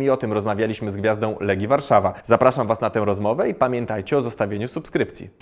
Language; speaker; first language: Polish; native; Polish